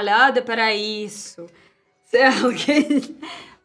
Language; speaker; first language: Portuguese; non-native, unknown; Russian